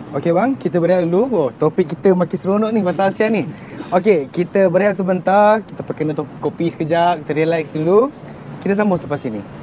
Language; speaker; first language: Malay; native; Malay